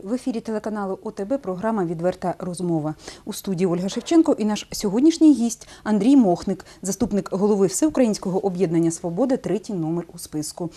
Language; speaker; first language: Ukrainian; native; Ukrainian